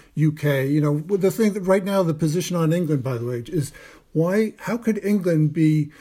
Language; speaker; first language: English; native; English